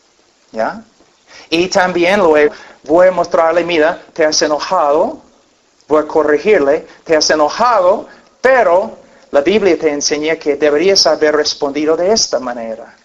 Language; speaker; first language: Spanish; non-native, fluent; English